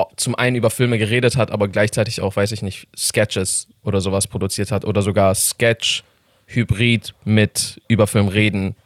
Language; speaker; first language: German; non-native, fluent; Persian